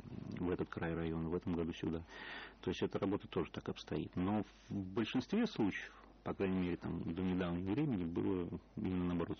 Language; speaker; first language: Russian; native; Russian